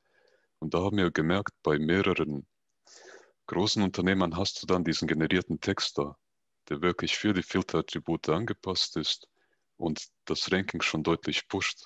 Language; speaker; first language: German; native; German